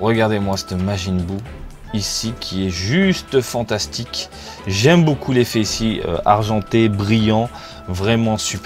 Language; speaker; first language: French; native; French